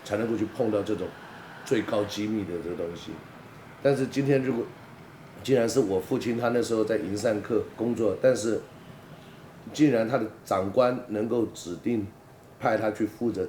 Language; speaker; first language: Chinese; native; Chinese